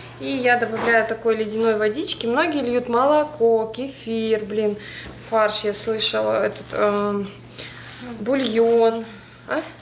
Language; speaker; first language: Russian; native; Russian